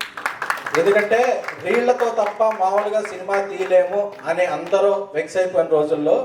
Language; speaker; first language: Telugu; native; Telugu